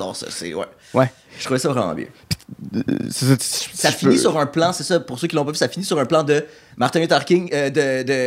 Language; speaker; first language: French; native; French